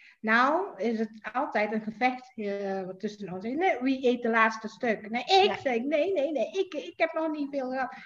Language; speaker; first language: Dutch; non-native, fluent; Indonesian